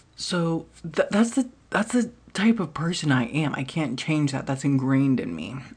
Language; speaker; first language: English; native; English